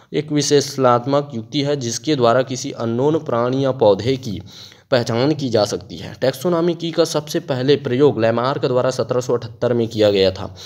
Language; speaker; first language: Hindi; native; Hindi